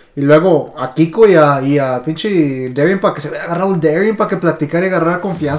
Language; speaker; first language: Spanish; early bilingual, heritage; Spanish